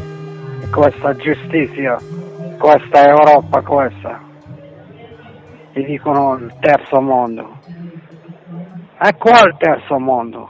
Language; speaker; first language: Italian; non-native, fluent; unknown